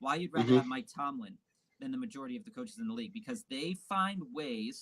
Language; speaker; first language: English; native; English